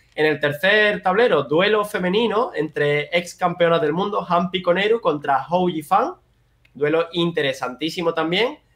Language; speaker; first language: Spanish; native; Spanish